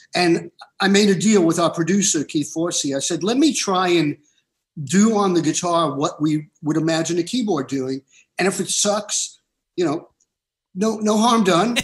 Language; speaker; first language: English; native; English